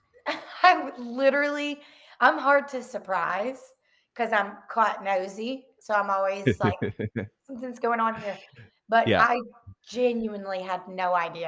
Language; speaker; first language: English; native; English